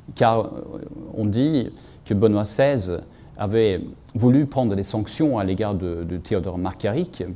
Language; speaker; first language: French; non-native, fluent; Swedish